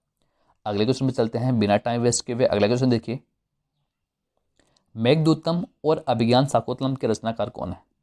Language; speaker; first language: Hindi; native; Hindi